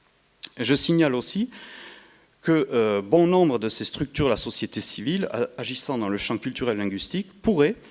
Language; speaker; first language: French; native; French